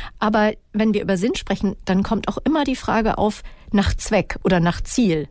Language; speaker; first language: German; native; German